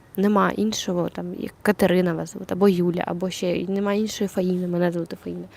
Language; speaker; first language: Ukrainian; non-native, local second language; Russian